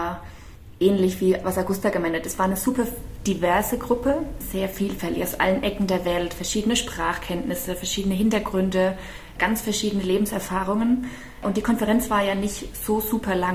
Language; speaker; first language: German; native; German